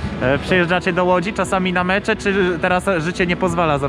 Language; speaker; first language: Polish; native; Polish